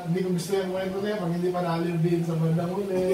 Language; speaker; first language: Filipino; native; Filipino